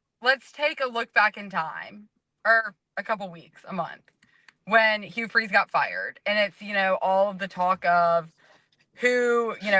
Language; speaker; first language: English; native; English